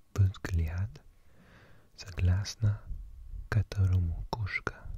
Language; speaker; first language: Russian; non-native, learner; English